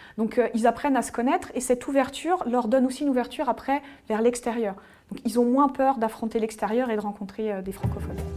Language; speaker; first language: French; native; French